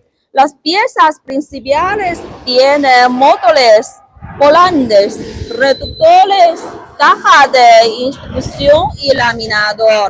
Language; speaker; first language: Spanish; non-native, learner; Chinese